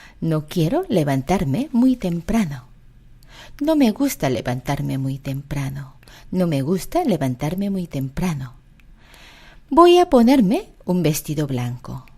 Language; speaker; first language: Spanish; non-native, fluent; Korean